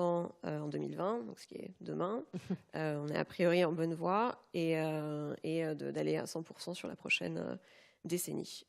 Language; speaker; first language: French; native; French